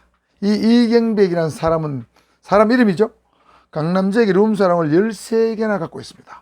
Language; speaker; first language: Korean; native; Korean